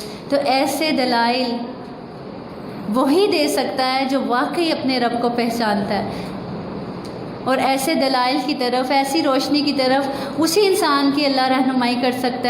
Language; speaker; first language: Urdu; native; Urdu